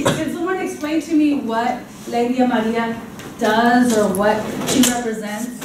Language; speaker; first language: English; native; English